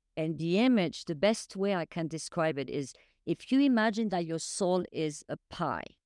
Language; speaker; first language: English; non-native, fluent; French